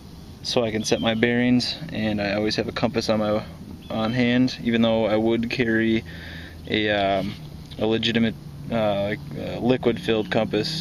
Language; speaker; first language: English; native; English